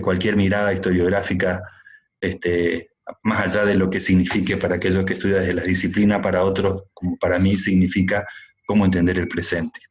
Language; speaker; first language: Spanish; native; Spanish